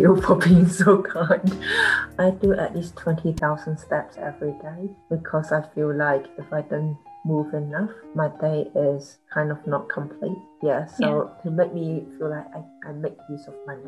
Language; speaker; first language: English; non-native, local second language; Cantonese